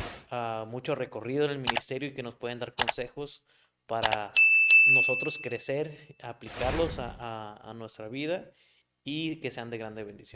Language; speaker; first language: Spanish; native; Spanish